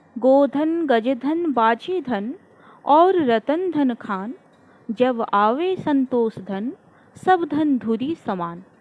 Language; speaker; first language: Hindi; non-native, local second language; Odia